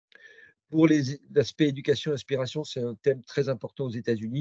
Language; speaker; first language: French; native; French